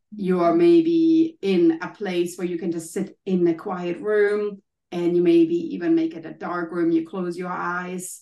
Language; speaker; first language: English; non-native, fluent; German